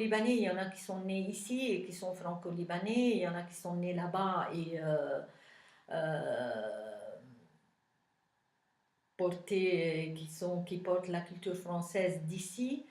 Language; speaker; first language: French; non-native, local second language; Arabic